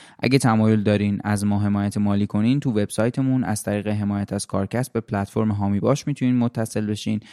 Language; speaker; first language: Persian; native; Persian